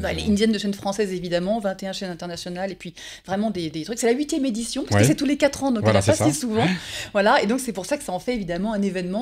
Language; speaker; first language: French; native; French